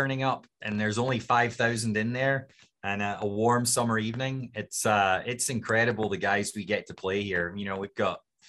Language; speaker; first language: English; native; English